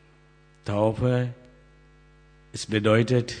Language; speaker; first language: German; non-native, learner; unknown